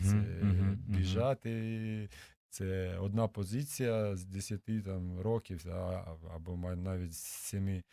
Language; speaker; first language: Ukrainian; non-native, local second language; Russian